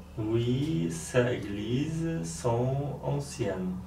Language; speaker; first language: French; non-native, learner; Polish